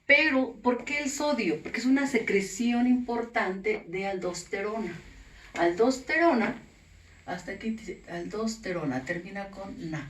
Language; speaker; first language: Spanish; native; Spanish